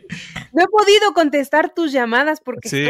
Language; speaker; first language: Spanish; native; Spanish